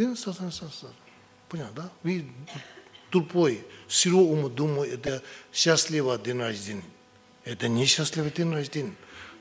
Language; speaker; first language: Russian; non-native, learner; Tibetan